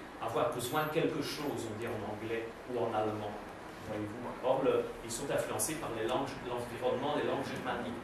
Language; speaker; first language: French; native; French